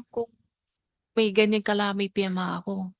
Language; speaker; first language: Filipino; non-native, learner; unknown